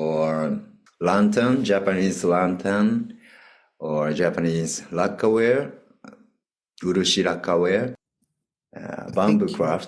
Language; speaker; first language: English; non-native, learner; Japanese